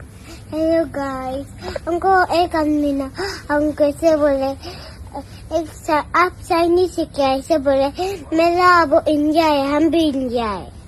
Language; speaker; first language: Hindi; non-native, local second language; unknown